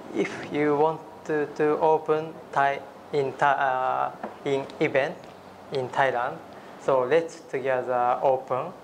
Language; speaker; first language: English; non-native, learner; Japanese